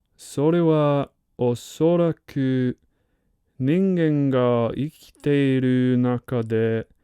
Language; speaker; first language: Japanese; non-native, learner; English